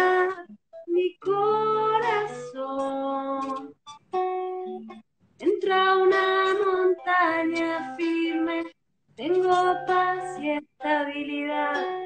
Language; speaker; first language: Spanish; native; Spanish